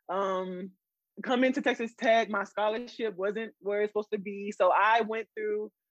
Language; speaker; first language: English; native; English